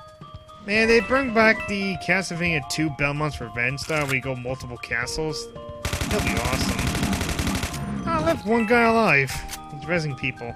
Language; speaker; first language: English; native; English